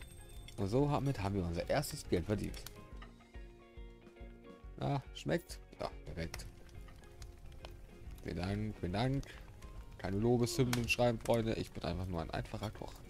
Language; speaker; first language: German; native; German